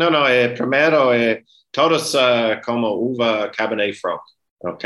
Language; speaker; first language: Portuguese; non-native, learner; English